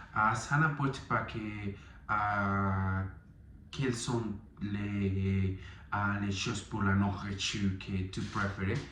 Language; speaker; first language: French; non-native, learner; Spanish